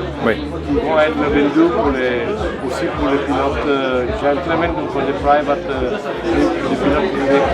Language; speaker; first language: French; non-native, fluent; Italian